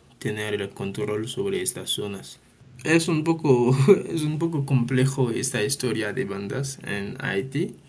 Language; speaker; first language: Spanish; non-native, fluent; Haitian Creole